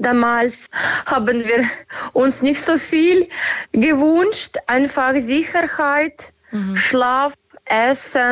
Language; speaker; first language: German; non-native, learner; Ukrainian